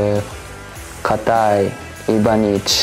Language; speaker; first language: English; non-native, learner; Japanese